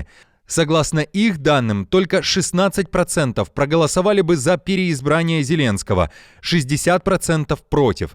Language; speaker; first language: Russian; native; Russian